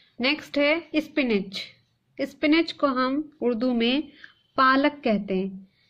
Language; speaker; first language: Hindi; native; Hindi